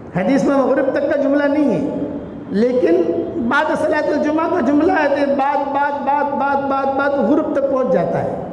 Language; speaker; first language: Urdu; non-native, local second language; Gujarati